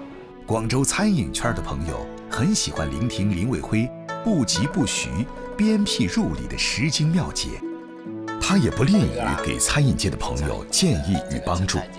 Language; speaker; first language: Chinese; native; Chinese